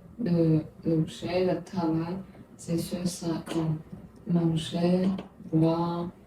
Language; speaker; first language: French; non-native, learner; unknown